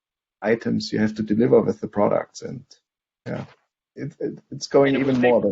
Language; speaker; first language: English; non-native, fluent; German